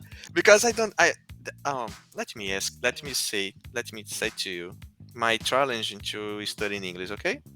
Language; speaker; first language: English; non-native, learner; Portuguese